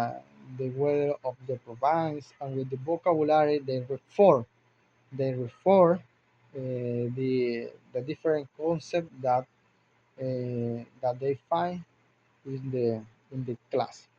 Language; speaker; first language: English; non-native, learner; Spanish